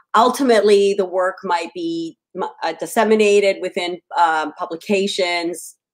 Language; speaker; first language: English; native; English